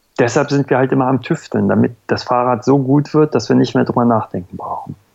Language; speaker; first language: German; native; German